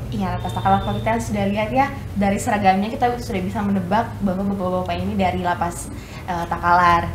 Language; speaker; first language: Indonesian; native; Indonesian